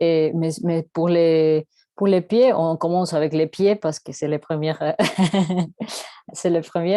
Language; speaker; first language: French; non-native, learner; Spanish